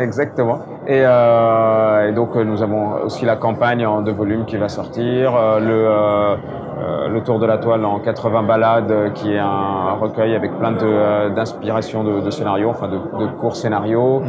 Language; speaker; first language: French; native; French